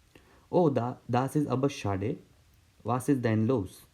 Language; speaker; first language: German; non-native, learner; Hindi